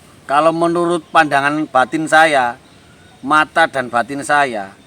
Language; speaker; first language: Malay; non-native, local second language; Javanese